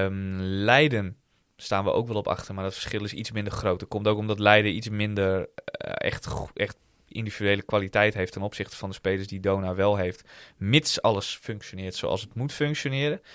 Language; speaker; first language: Dutch; native; Dutch